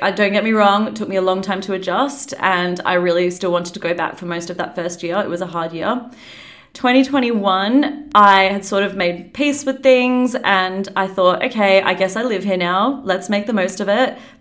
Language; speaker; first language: English; native; English